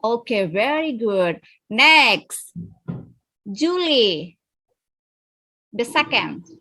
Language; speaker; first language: English; non-native, fluent; Indonesian